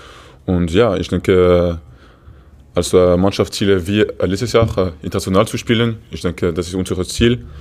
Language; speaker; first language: German; non-native, fluent; Portuguese